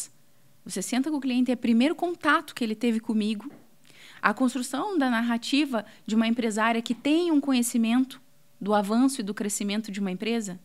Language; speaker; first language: Portuguese; native; Portuguese